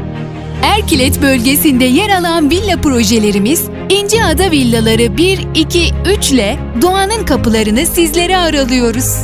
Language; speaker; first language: Turkish; native; Turkish